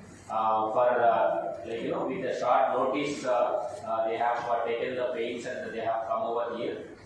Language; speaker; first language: English; non-native, local second language; Telugu